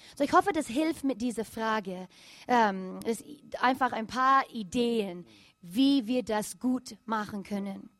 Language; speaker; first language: German; non-native, fluent; English